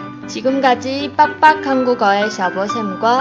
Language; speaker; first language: Korean; non-native, fluent; Chinese